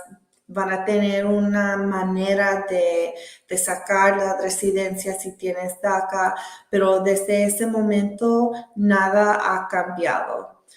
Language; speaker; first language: Spanish; early bilingual, heritage; Spanish